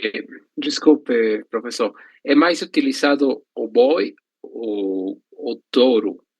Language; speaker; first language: Portuguese; non-native, learner; Spanish